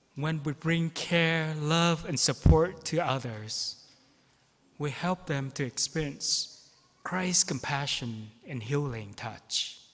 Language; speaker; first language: English; non-native, fluent; Vietnamese